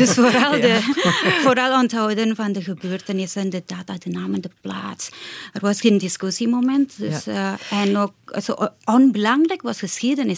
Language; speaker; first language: Dutch; non-native, fluent; Indonesian